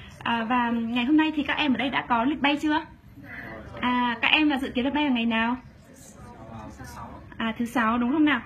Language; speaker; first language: Vietnamese; native; Vietnamese